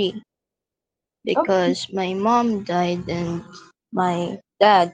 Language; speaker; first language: English; non-native, local second language; Filipino